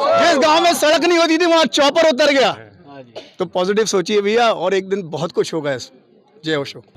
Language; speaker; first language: Hindi; native; Hindi